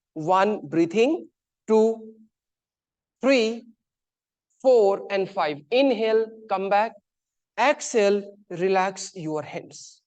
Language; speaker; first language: English; non-native, local second language; Hindi